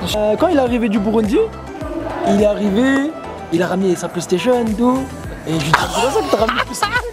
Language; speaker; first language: French; native; French